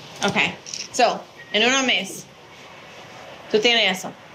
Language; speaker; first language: Spanish; non-native, learner; English